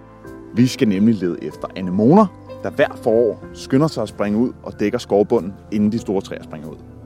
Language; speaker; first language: Danish; native; Danish